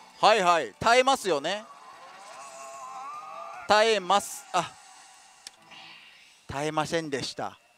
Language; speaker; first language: Japanese; native; Japanese